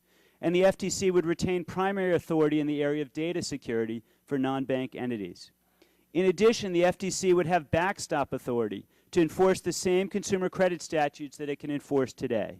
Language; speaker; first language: English; native; English